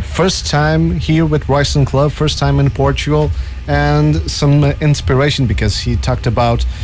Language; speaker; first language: English; non-native, fluent; Portuguese